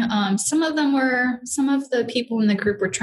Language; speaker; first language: English; native; English